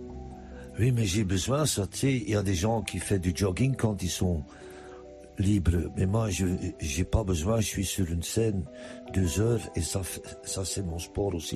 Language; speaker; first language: French; non-native, fluent; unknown